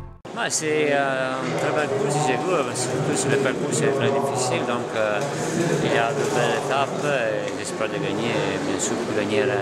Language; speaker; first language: French; non-native, learner; Italian